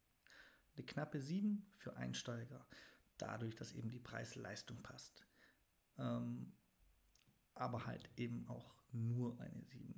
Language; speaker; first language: German; native; German